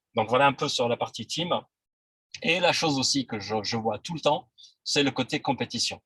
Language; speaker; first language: French; non-native, local second language; Arabic